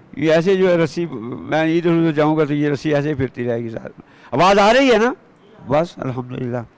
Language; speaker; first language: Urdu; non-native, local second language; Punjabi